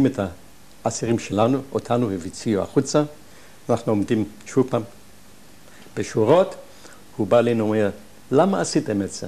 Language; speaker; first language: Hebrew; non-native, fluent; German